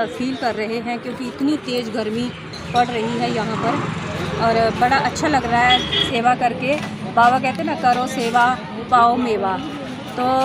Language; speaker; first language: Hindi; non-native, local second language; Punjabi